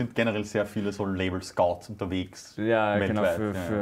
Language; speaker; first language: German; native; German